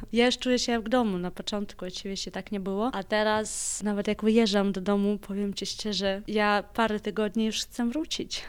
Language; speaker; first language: Polish; non-native, fluent; Ukrainian